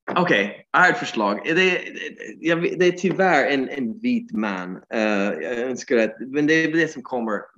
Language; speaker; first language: Swedish; non-native, fluent; English